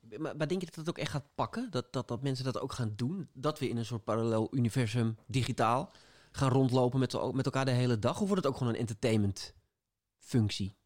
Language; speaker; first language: Dutch; native; Dutch